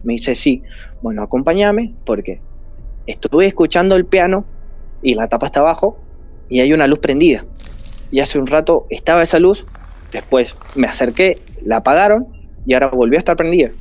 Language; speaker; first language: Spanish; native; Spanish